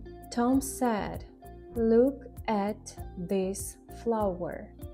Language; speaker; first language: English; non-native, fluent; Ukrainian